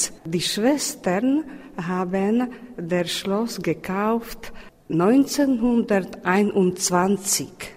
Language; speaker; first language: German; non-native, learner; Czech